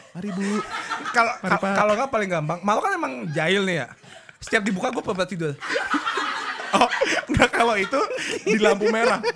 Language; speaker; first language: Indonesian; native; Indonesian